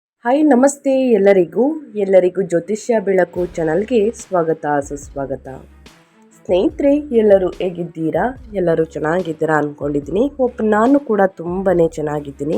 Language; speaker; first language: Kannada; native; Kannada